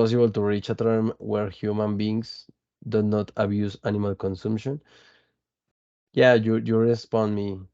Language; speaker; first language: English; non-native, fluent; Spanish